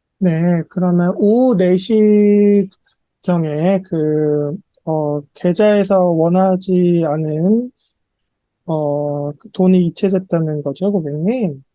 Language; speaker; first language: Korean; native; Korean